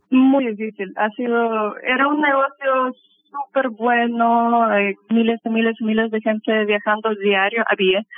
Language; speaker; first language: Spanish; early bilingual, heritage; Spanish